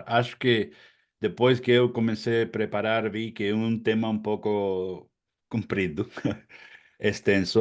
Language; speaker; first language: Portuguese; non-native, fluent; Spanish